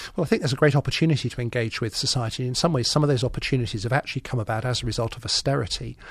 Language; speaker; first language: English; native; English